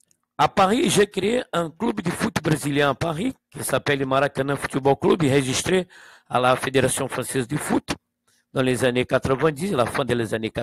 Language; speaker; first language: French; non-native, fluent; Portuguese